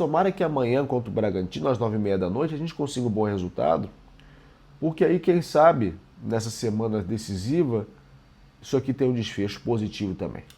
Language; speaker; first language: Portuguese; native; Portuguese